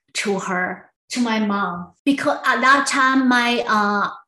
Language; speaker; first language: English; non-native, learner; Chinese